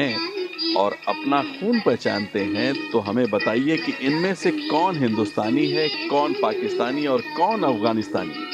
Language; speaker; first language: Hindi; native; Hindi